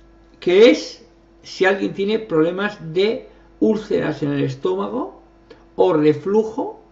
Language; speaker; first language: Spanish; native; Spanish